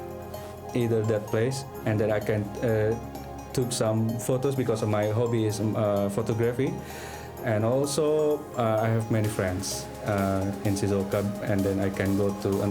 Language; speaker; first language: English; non-native, learner; Indonesian